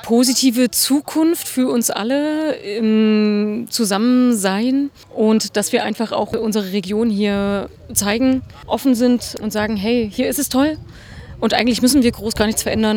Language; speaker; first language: German; native; German